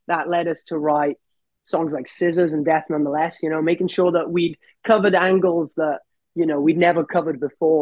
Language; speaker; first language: English; native; English